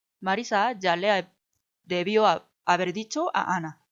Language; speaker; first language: Spanish; non-native, fluent; Korean